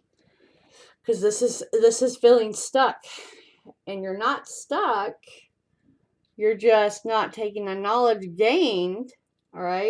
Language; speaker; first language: English; native; English